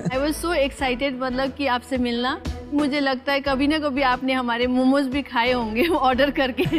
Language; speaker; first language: Hindi; non-native, local second language; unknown